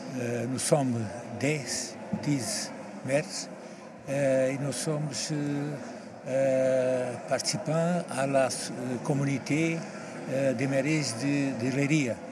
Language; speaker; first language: French; non-native, learner; Portuguese